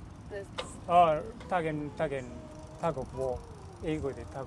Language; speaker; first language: Japanese; non-native, learner; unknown